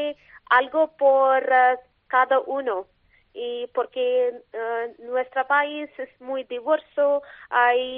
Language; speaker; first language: Spanish; non-native, learner; Malayalam